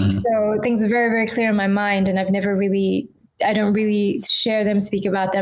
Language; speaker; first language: English; native; English